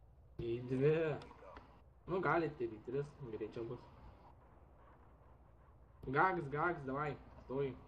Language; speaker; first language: Lithuanian; native; Lithuanian